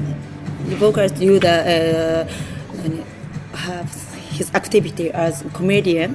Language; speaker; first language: English; non-native, learner; Japanese